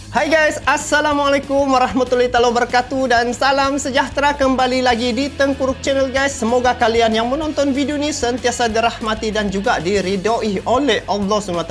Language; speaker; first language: Malay; native; Malay